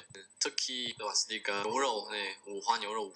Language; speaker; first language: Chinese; non-native, fluent; Korean